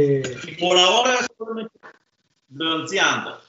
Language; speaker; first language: Spanish; early bilingual, heritage; Spanish